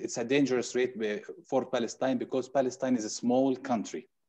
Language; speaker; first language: English; non-native, fluent; Arabic